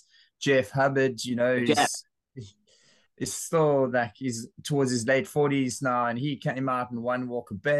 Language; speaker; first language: English; native; English